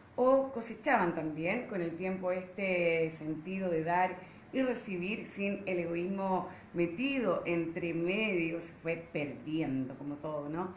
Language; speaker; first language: Spanish; native; Spanish